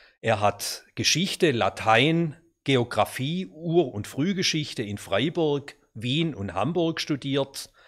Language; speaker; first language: German; native; German